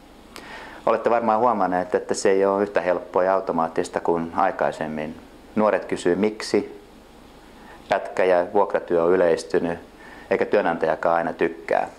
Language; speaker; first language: Finnish; native; Finnish